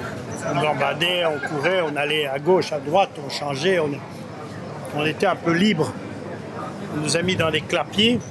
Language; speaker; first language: French; non-native, fluent; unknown